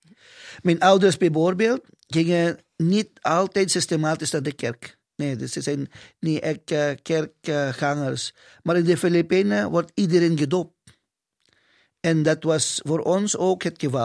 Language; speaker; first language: Dutch; non-native, fluent; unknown